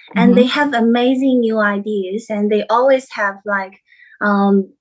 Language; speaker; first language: English; non-native, fluent; Chinese